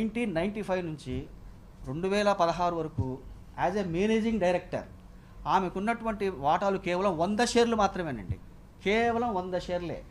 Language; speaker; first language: Telugu; native; Telugu